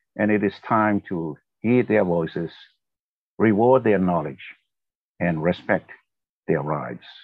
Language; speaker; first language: English; non-native, fluent; Tongan